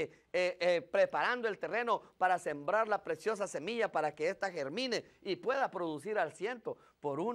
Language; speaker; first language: Spanish; native; Spanish